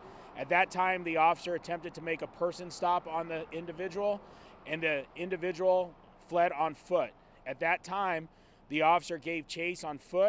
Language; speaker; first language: English; native; English